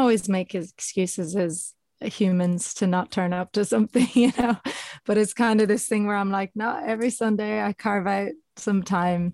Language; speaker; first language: English; native; English